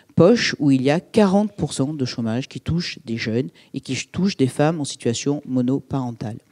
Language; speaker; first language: French; native; French